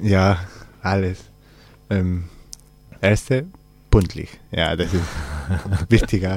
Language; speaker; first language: German; non-native, learner; Spanish